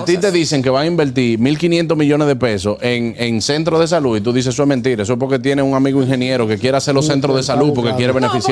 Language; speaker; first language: Spanish; native; Spanish